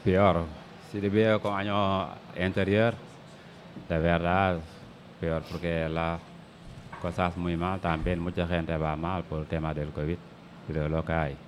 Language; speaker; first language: Spanish; non-native, learner; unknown